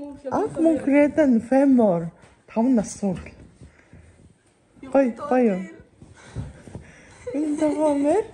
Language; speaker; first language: Swedish; non-native, learner; Mongolian